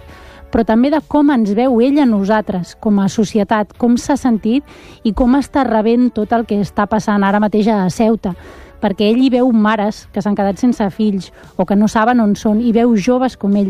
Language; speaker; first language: Catalan; native; Catalan